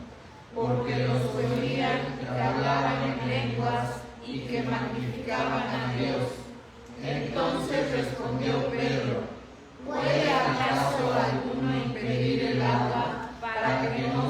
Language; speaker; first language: Spanish; native; Spanish